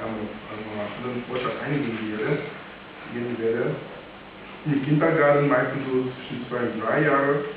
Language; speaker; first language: German; non-native, fluent; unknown